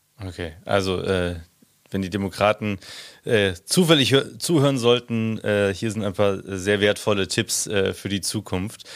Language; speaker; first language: German; native; German